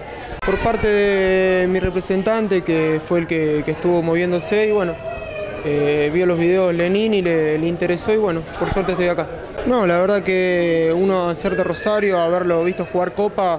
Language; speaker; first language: Spanish; native; Spanish